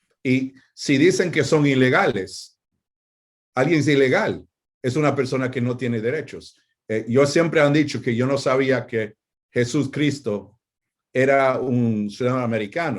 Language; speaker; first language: Spanish; non-native, fluent; English